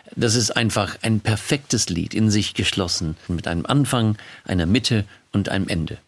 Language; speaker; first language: German; non-native, fluent; English